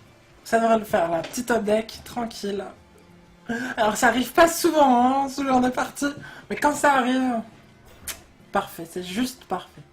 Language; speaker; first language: French; native; French